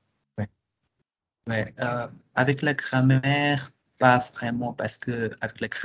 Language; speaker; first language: French; non-native, fluent; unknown